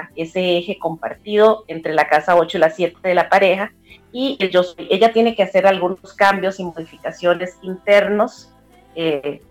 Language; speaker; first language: Spanish; native; Spanish